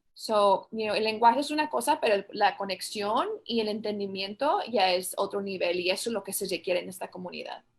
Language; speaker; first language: Spanish; early bilingual, heritage; Spanish